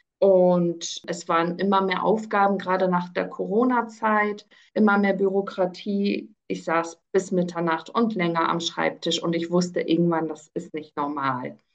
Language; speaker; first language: German; early bilingual, other home language; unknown